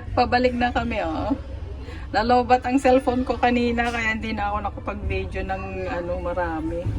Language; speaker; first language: Filipino; non-native, local second language; Iloko